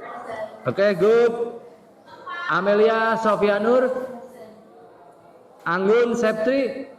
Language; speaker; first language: English; non-native, fluent; Indonesian